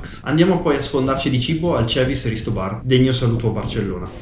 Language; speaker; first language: Italian; native; Italian